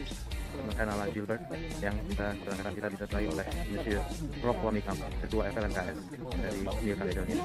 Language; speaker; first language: Indonesian; native; Indonesian